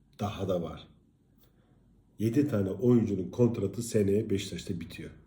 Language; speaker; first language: Turkish; native; Turkish